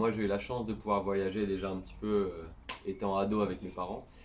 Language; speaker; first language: French; native; French